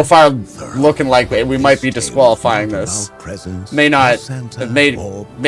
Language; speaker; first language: English; native; English